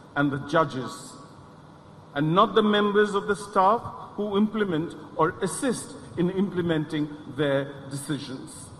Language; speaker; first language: English; non-native, local second language; Bangla